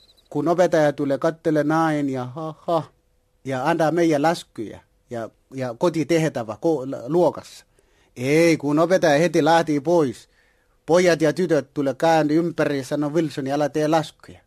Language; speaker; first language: Finnish; non-native, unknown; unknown